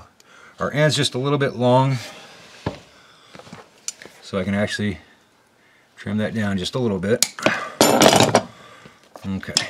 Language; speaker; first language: English; native; English